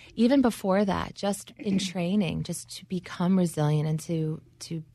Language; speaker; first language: English; native; English